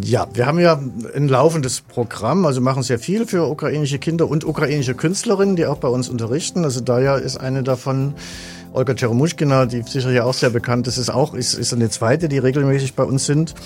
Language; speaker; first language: German; native; German